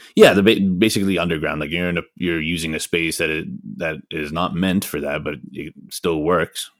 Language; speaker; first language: English; native; English